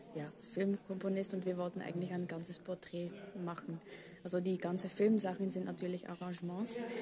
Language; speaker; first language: German; non-native, fluent; Dutch